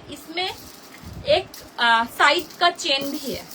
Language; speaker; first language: Hindi; non-native, local second language; Bangla